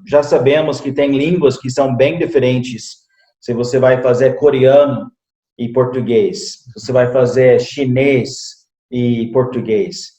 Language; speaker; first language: Portuguese; non-native, fluent; English